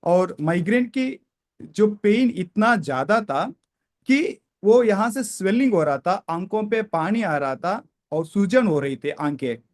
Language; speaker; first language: Hindi; non-native, local second language; Kannada